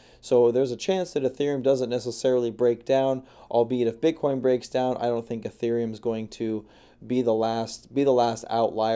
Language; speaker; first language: English; native; English